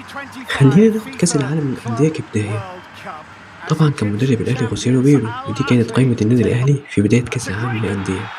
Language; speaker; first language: Arabic; native; Arabic